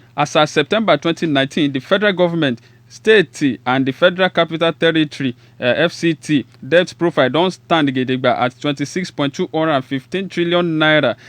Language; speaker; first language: Nigerian Pidgin; non-native, local second language; Yoruba